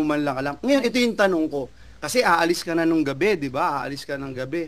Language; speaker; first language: Filipino; native; Filipino